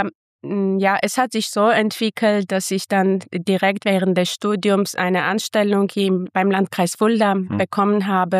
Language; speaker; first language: German; non-native, fluent; Armenian